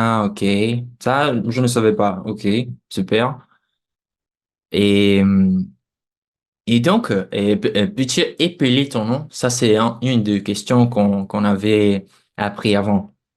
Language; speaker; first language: French; non-native, fluent; Portuguese